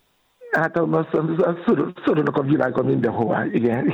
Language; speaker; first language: Hungarian; non-native, fluent; Yoruba